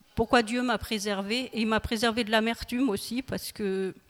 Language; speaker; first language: French; native; French